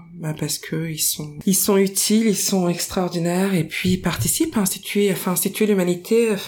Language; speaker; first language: French; native; French